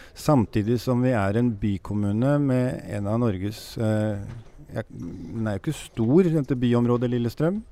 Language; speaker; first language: Norwegian; native; Norwegian